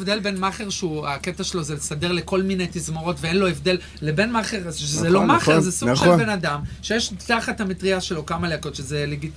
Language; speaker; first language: Hebrew; native; Hebrew